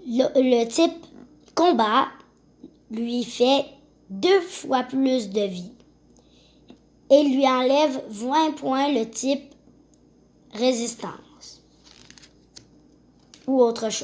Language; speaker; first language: French; native; French